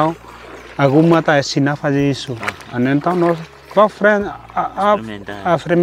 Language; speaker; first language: Portuguese; non-native, learner; Vietnamese